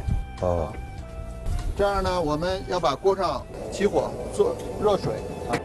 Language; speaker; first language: Chinese; native; Chinese